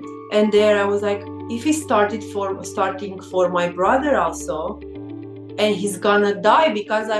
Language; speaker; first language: English; non-native, fluent; Romanian